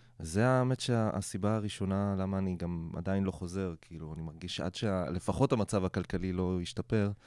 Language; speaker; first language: Hebrew; non-native, local second language; Arabic